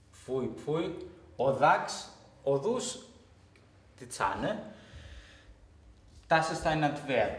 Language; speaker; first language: German; non-native, fluent; Greek